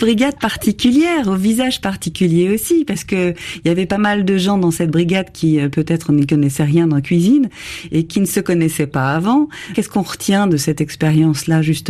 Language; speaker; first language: French; native; French